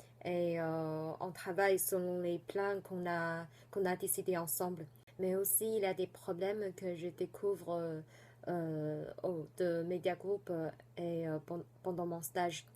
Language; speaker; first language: French; non-native, fluent; Chinese